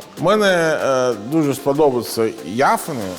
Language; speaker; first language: Ukrainian; non-native, learner; Italian